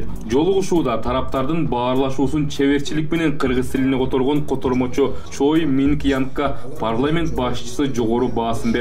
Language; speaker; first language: Kyrgyz; native; Kyrgyz